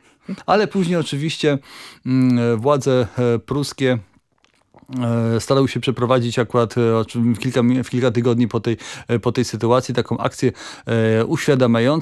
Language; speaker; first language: Polish; native; Polish